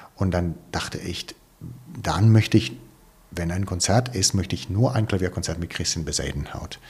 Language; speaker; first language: German; non-native, fluent; Italian